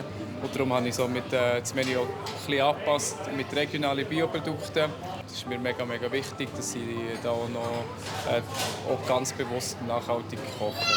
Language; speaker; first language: German; early bilingual, other home language; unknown